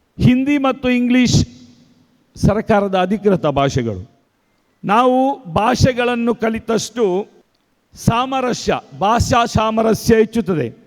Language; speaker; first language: Kannada; non-native, local second language; Konkani